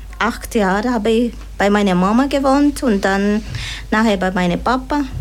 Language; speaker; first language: German; non-native, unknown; Portuguese